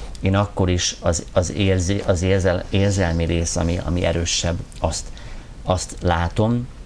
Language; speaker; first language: Hungarian; non-native, fluent; English